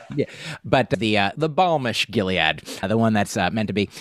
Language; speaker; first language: English; native; English